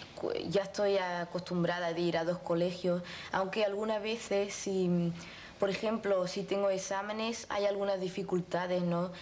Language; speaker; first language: Spanish; early bilingual, heritage; Spanish